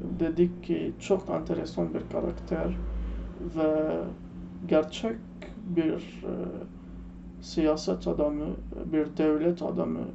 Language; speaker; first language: Turkish; non-native, learner; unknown